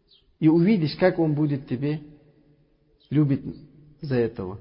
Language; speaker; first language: Russian; non-native, learner; Uzbek